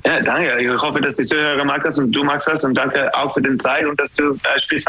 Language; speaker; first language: German; non-native, learner; English